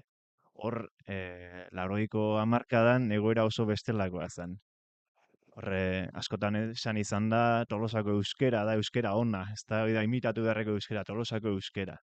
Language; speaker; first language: Basque; native; Basque